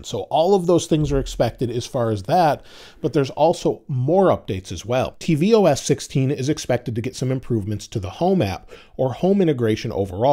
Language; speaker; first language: English; native; English